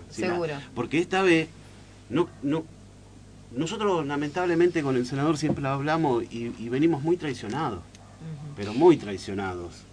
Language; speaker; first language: Spanish; native; Spanish